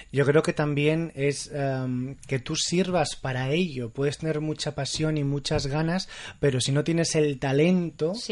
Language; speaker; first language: Spanish; native; Spanish